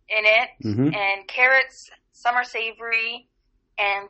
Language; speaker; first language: English; non-native, fluent; French